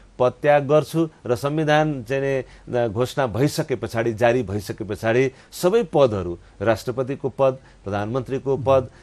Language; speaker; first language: Nepali; native; Nepali